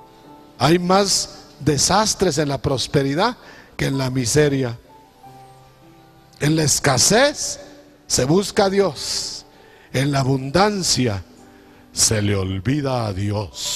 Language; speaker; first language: Spanish; native; Spanish